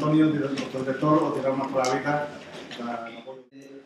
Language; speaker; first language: Spanish; native; Spanish